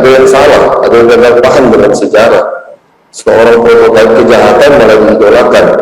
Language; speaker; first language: Indonesian; native; Indonesian